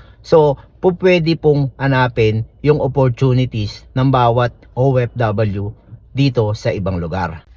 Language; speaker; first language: Filipino; native; Filipino